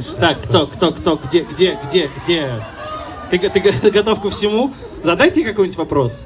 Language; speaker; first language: Russian; native; Russian